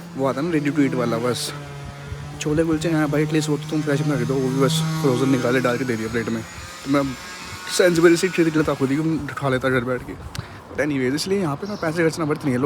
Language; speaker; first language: Hindi; native; Hindi